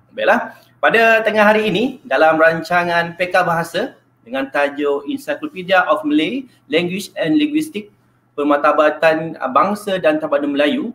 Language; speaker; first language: Malay; native; Malay